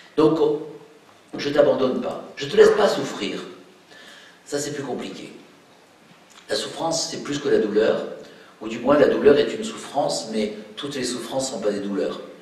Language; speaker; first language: French; native; French